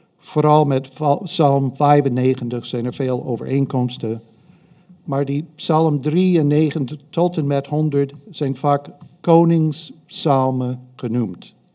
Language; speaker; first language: Dutch; non-native, fluent; English